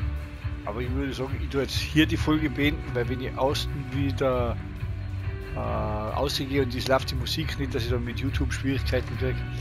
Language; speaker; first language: German; native; German